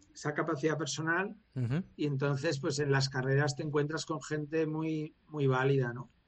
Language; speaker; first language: Spanish; native; Spanish